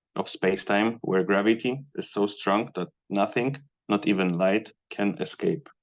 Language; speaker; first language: English; non-native, fluent; Polish